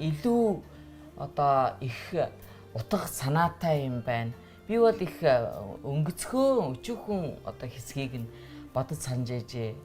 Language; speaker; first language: Mongolian; native; Mongolian